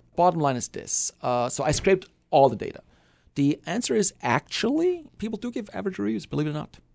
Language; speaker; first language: English; non-native, fluent; German